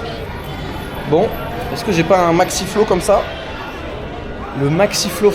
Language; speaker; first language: French; native; French